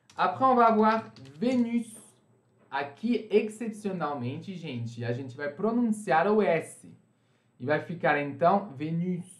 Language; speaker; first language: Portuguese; non-native, fluent; French